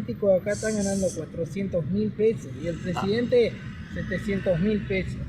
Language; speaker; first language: Spanish; native; Spanish